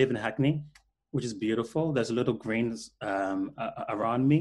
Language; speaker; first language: English; non-native, local second language; Krio